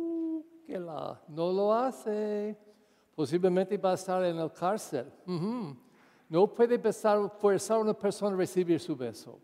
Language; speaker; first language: Spanish; non-native, fluent; English